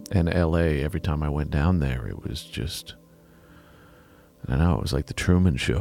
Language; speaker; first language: English; native; English